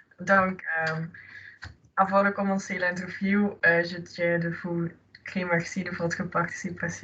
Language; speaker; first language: French; non-native, local second language; Dutch